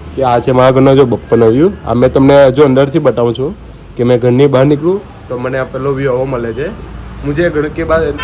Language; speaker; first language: Gujarati; native; Gujarati